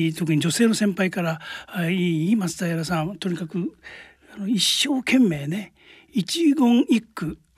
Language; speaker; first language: Japanese; native; Japanese